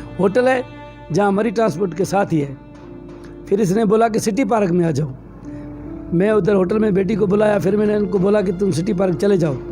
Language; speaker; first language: Urdu; non-native, local second language; Sindhi